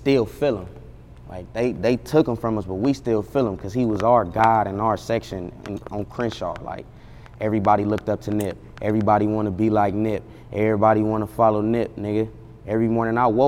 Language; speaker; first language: English; native; English